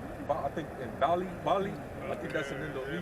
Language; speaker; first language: English; native; English